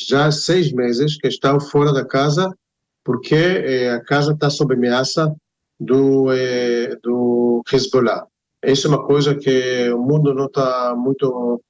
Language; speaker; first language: Portuguese; non-native, fluent; Hebrew